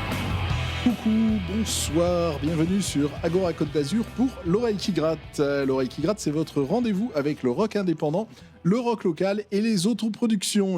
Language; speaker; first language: French; native; French